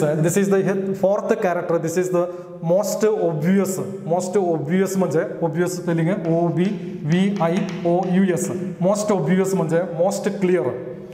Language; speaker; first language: English; non-native, local second language; Marathi